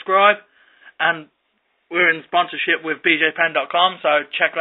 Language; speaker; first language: English; native; English